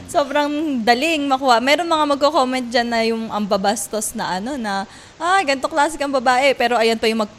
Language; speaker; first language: Filipino; native; Filipino